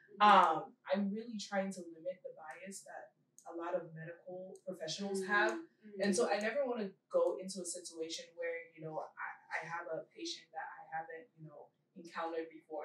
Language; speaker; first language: English; early bilingual, other home language; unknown